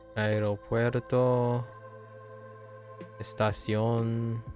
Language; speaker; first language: Spanish; non-native, learner; English